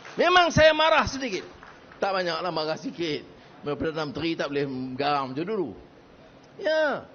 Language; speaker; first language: Malay; native; Malay